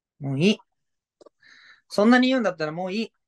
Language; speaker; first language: Japanese; native; Japanese